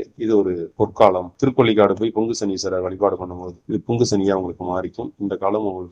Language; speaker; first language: Tamil; native; Tamil